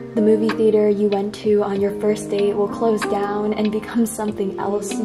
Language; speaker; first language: English; native; English